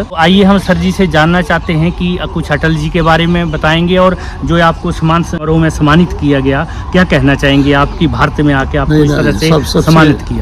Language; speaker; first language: Hindi; native; Hindi